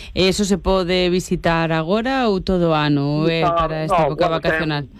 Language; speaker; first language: Galician; native; Galician